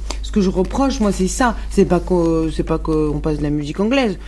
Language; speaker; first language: French; non-native, local second language; Arabic